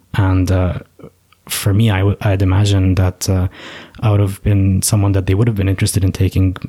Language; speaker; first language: English; native; English